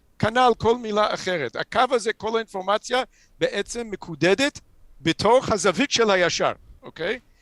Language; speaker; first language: Hebrew; non-native, fluent; English